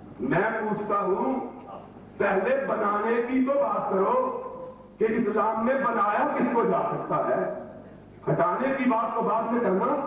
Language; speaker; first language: Urdu; non-native, local second language; Punjabi